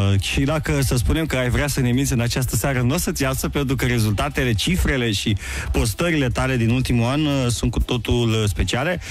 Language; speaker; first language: Romanian; native; Romanian